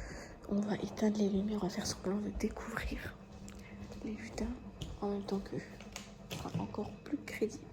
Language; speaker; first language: French; native; French